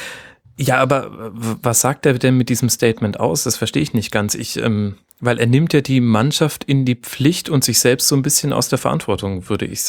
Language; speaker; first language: German; native; German